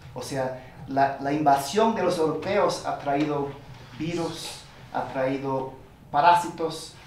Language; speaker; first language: Spanish; non-native, fluent; English